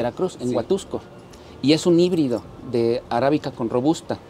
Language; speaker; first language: Spanish; native; Spanish